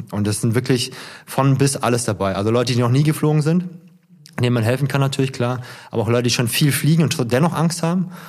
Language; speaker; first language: German; early bilingual, other home language; Korean